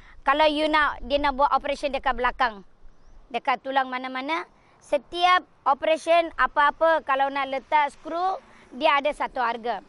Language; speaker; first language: Malay; non-native, local second language; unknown